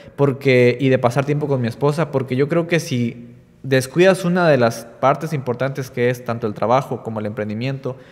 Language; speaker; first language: Spanish; native; Spanish